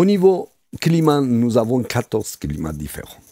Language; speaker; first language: French; non-native, fluent; Persian